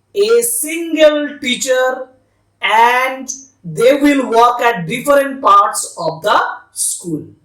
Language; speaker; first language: English; non-native, local second language; Bangla